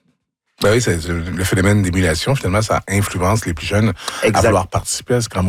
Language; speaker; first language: French; native; French